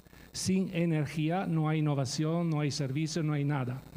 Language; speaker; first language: Spanish; non-native, fluent; Italian